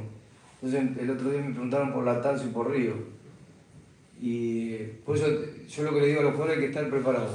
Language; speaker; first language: Spanish; native; Spanish